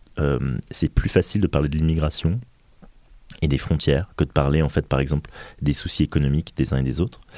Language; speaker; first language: French; native; French